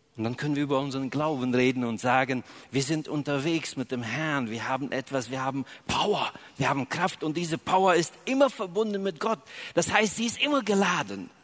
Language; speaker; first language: German; early bilingual, other home language; Russian